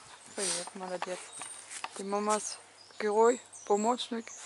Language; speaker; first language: Russian; non-native, learner; German